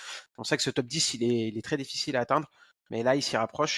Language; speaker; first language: French; native; French